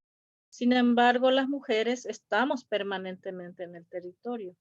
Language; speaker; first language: Spanish; non-native, local second language; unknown